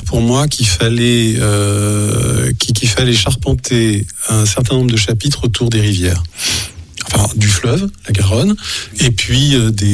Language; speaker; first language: French; native; French